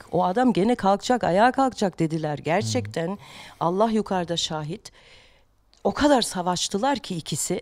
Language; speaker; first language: Turkish; non-native, fluent; German